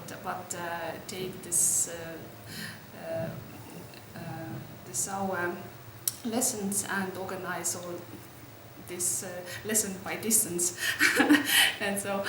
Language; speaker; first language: English; non-native, learner; Estonian